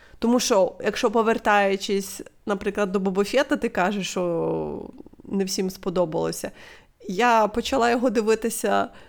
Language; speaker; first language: Ukrainian; non-native, local second language; Russian